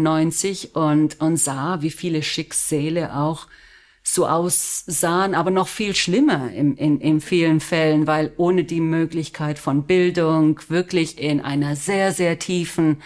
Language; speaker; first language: German; non-native, fluent; Spanish